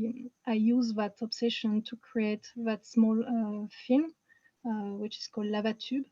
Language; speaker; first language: English; non-native, fluent; French